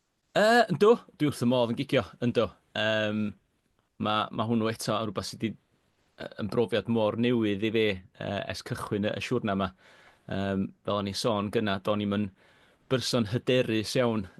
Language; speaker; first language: Welsh; native; Welsh